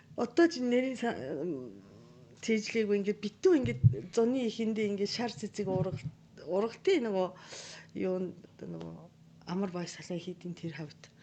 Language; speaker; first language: Mongolian; non-native, fluent; Japanese